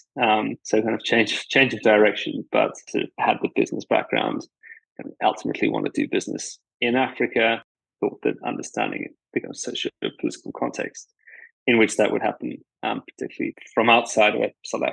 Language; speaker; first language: English; native; English